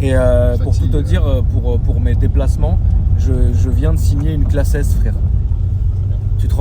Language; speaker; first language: French; native; French